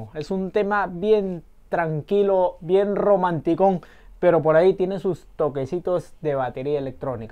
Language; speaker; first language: Spanish; native; Spanish